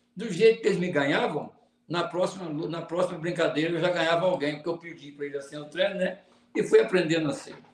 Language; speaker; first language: Portuguese; native; Portuguese